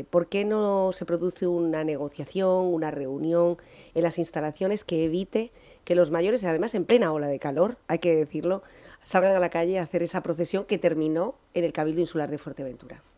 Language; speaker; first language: Spanish; native; Spanish